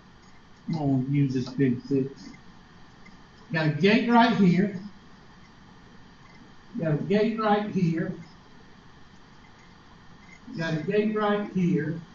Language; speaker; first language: English; native; English